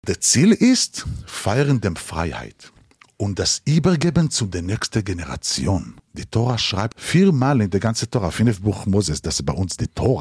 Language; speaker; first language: German; non-native, learner; Hebrew